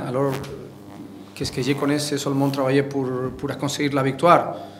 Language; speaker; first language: French; non-native, fluent; Spanish